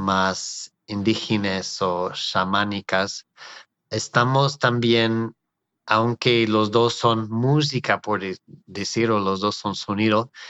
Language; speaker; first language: Spanish; non-native, fluent; English